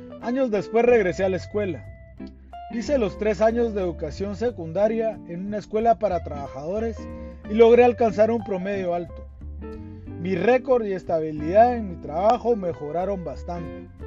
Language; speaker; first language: Spanish; native; Spanish